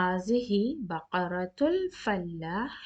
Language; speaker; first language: Arabic; non-native, fluent; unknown